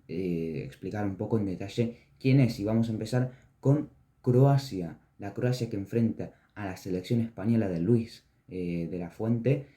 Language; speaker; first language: Spanish; native; Spanish